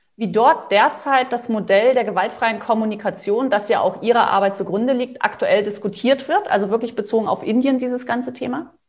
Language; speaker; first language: German; native; German